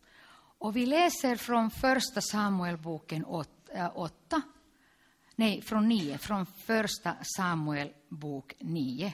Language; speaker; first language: Swedish; non-native, local second language; Finnish